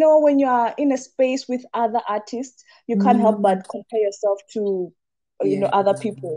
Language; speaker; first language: English; non-native, local second language; Venda